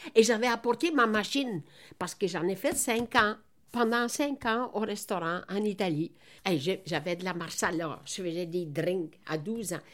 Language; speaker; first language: French; non-native, fluent; Italian